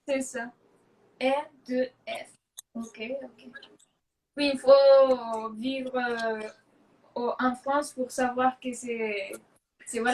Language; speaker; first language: French; non-native, fluent; Spanish